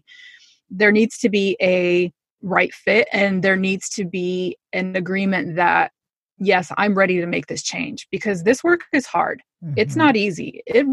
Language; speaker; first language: English; native; English